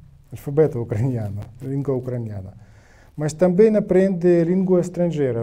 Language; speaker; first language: Portuguese; non-native, learner; Ukrainian